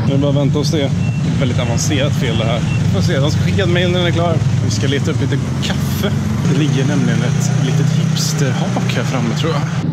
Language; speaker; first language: Swedish; native; Swedish